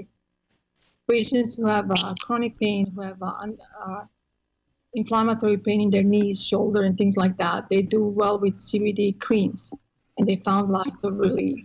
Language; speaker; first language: English; non-native, fluent; Croatian